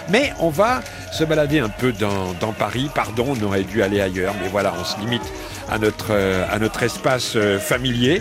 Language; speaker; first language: French; native; French